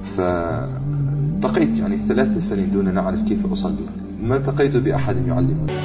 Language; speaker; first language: Arabic; non-native, fluent; English